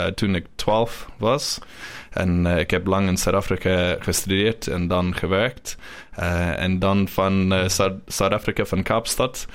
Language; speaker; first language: Dutch; non-native, learner; English